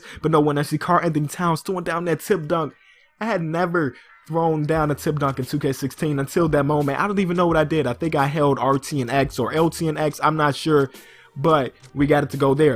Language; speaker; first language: English; native; English